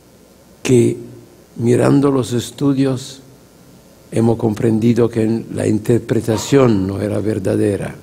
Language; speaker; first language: Spanish; non-native, fluent; Italian